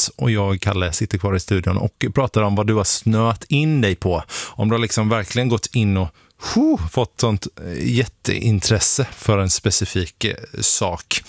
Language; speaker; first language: Swedish; native; Swedish